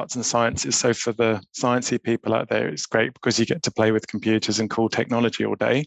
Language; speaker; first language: English; native; English